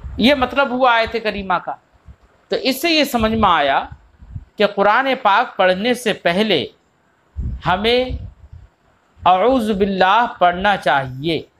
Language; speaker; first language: Urdu; native; Urdu